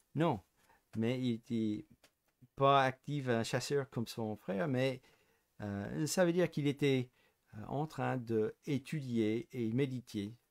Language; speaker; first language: French; non-native, fluent; English